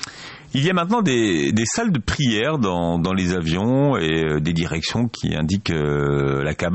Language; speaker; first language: French; native; French